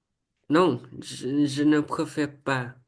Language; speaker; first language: French; non-native, learner; Vietnamese